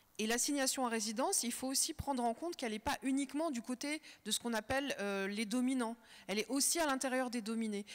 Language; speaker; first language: French; early bilingual, other home language; Kabyle